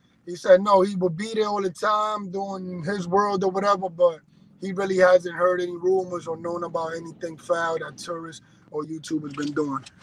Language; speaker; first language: English; early bilingual, other home language; Spanish